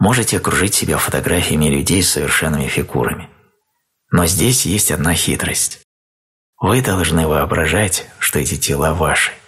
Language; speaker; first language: Russian; native; Russian